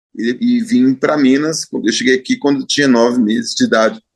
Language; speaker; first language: Portuguese; native; Portuguese